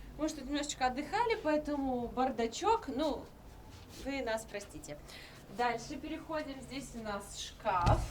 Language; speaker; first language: Russian; native; Russian